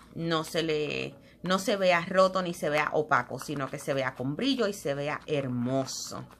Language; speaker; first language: Spanish; native; Spanish